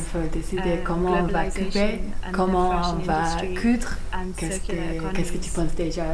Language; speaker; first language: French; non-native, learner; English